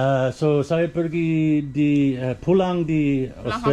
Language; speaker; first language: Indonesian; non-native, learner; English